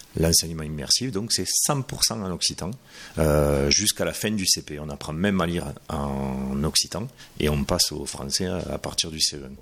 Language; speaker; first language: French; native; French